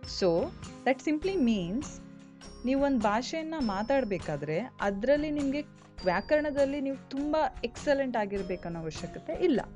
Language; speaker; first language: Kannada; non-native, local second language; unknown